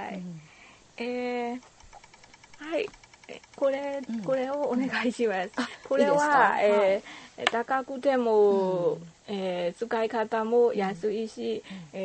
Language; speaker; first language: Japanese; non-native, learner; Burmese